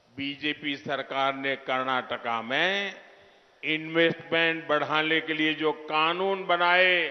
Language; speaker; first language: Hindi; non-native, local second language; Gujarati